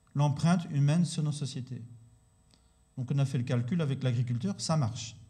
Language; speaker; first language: French; native; French